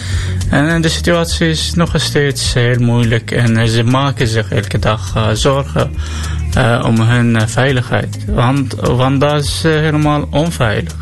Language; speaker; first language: Dutch; non-native, learner; Arabic